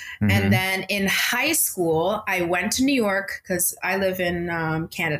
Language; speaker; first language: English; native; English